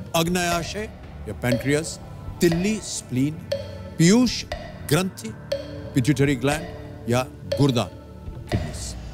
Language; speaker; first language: Hindi; native; Hindi